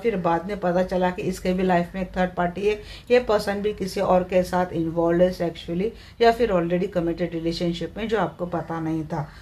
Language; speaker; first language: Hindi; non-native, local second language; Marathi